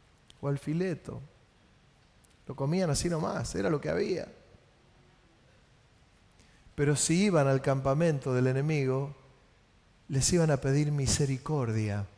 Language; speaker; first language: Spanish; native; Spanish